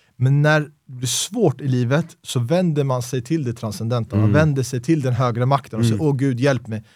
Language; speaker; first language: Swedish; native; Swedish